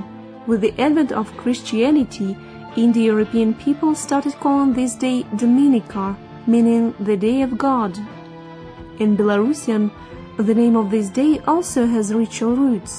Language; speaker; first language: English; non-native, fluent; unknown